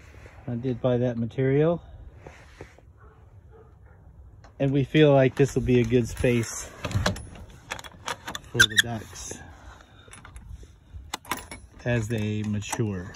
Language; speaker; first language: English; native; English